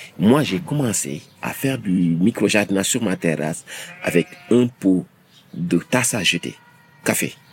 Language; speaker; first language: French; non-native, local second language; Wolof